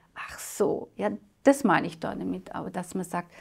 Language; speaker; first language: German; native; German